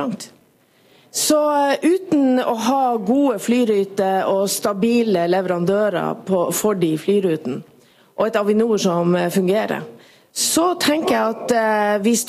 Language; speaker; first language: Norwegian; native; Norwegian